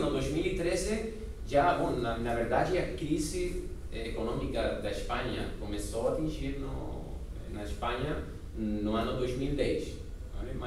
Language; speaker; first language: Portuguese; non-native, fluent; Spanish